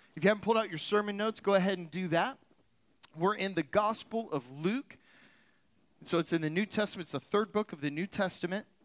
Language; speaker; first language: English; native; English